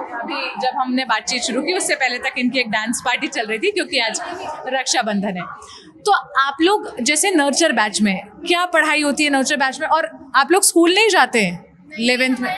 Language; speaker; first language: Hindi; native; Hindi